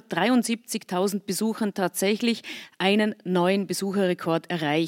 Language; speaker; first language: German; native; German